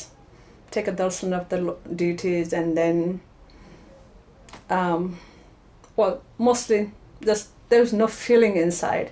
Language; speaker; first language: English; non-native, local second language; Nepali